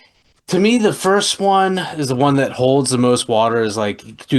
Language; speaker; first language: English; native; English